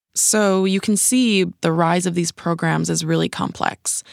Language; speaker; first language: English; native; English